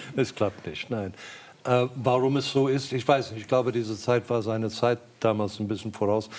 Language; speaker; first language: German; non-native, fluent; Afrikaans